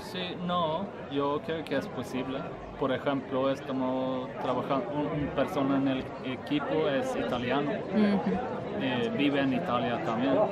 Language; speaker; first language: Spanish; non-native, fluent; Swedish